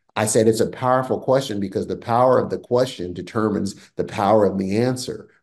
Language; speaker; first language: English; native; English